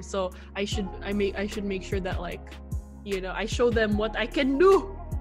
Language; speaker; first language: English; early bilingual, other home language; Indonesian